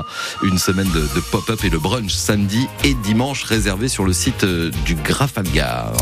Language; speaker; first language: French; native; French